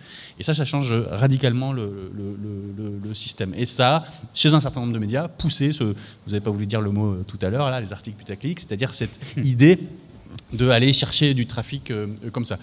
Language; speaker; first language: French; native; French